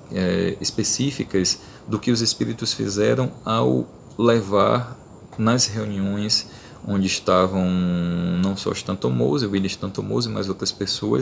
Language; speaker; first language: Portuguese; native; Portuguese